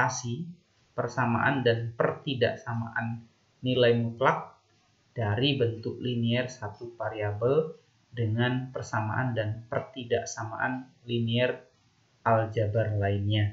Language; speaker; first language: Indonesian; native; Indonesian